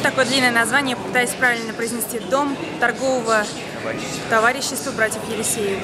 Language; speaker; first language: Russian; native; Russian